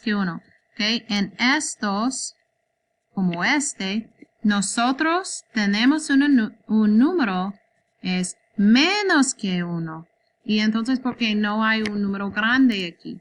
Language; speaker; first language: Spanish; non-native, learner; English